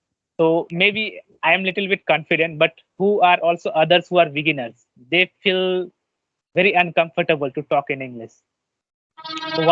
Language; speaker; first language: English; non-native, learner; Bangla